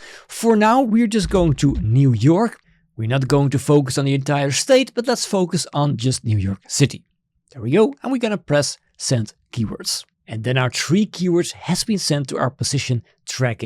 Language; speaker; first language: English; non-native, fluent; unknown